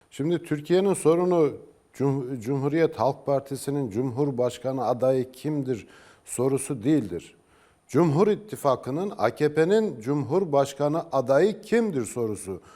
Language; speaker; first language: Turkish; native; Turkish